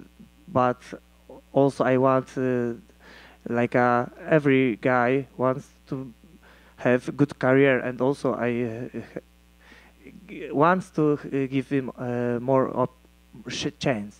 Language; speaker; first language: English; non-native, learner; Polish